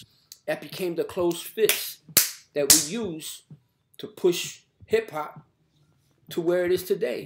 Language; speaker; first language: English; native; English